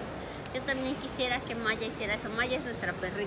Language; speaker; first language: Spanish; native; Spanish